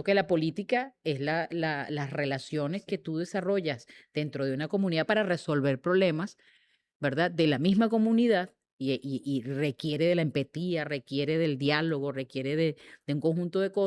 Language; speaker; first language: Spanish; native; Spanish